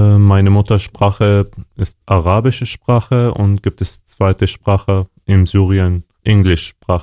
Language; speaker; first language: German; non-native, learner; Arabic